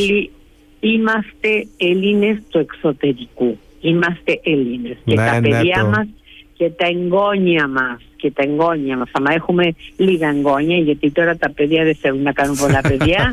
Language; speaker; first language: Greek; early bilingual, heritage; Greek